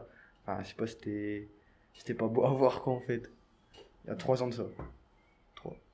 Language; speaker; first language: French; native; French